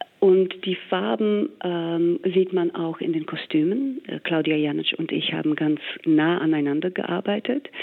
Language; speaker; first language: German; non-native, fluent; English